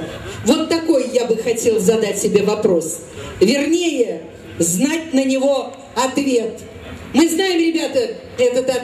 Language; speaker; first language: Russian; native; Russian